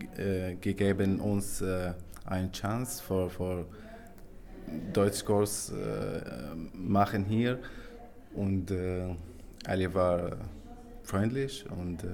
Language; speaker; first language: German; non-native, learner; Arabic